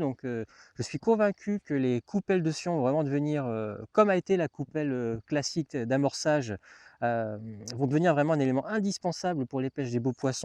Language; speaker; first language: French; native; French